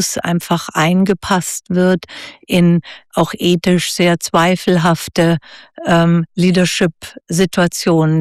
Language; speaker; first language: German; native; German